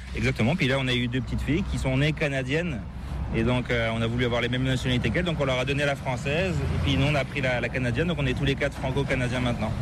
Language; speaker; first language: French; native; French